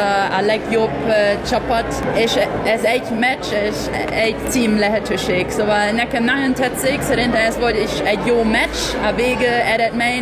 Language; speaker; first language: Hungarian; non-native, learner; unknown